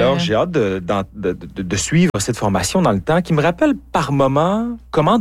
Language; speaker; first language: French; native; French